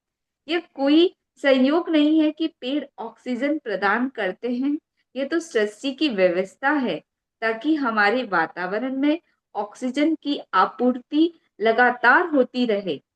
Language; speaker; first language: Hindi; native; Hindi